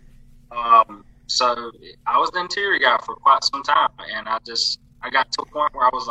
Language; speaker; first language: English; native; English